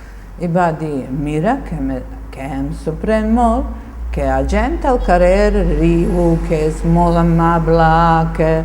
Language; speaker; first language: Catalan; non-native, fluent; Bosnian